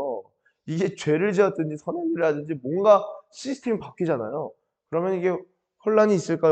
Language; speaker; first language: Korean; native; Korean